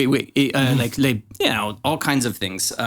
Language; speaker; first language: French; non-native, learner; English